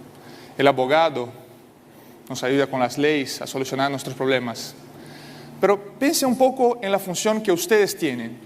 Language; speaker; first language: Spanish; non-native, fluent; Portuguese